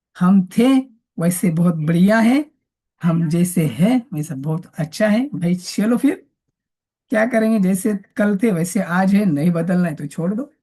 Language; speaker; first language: Hindi; non-native, local second language; Marathi